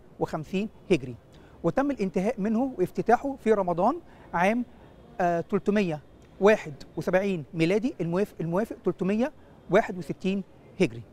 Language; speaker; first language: Arabic; native; Arabic